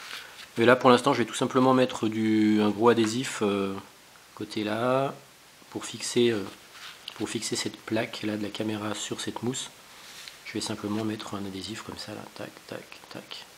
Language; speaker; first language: French; native; French